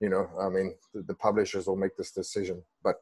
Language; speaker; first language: English; non-native, local second language; Afrikaans